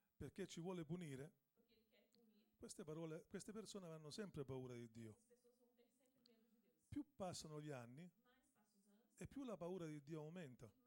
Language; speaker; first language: Italian; native; Italian